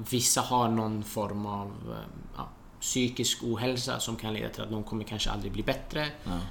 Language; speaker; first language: Swedish; early bilingual, other home language; Persian